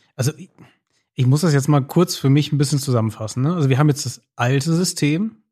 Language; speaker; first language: German; native; German